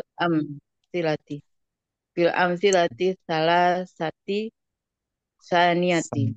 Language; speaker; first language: Arabic; non-native, learner; Indonesian